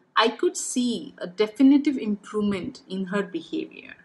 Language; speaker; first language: English; non-native, local second language; Bangla